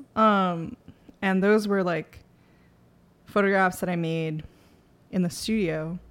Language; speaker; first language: English; native; English